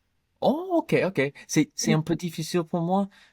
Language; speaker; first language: French; non-native, learner; English